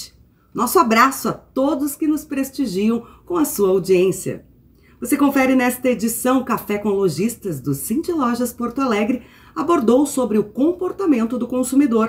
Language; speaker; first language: Portuguese; native; Portuguese